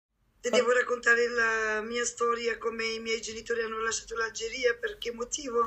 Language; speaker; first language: Italian; non-native, fluent; French